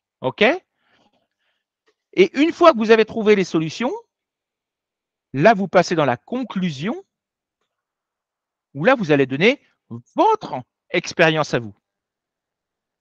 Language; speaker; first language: French; native; French